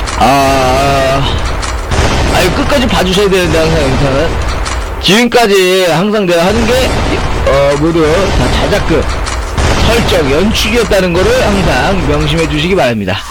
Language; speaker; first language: Korean; native; Korean